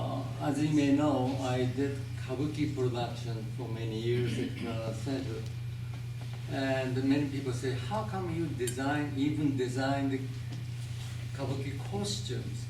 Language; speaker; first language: English; non-native, fluent; Japanese